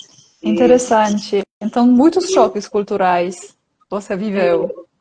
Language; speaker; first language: Portuguese; non-native, fluent; Polish